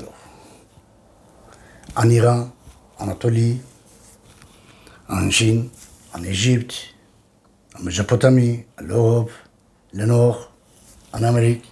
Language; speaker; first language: French; non-native, learner; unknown